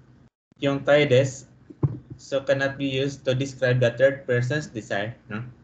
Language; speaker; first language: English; non-native, local second language; Filipino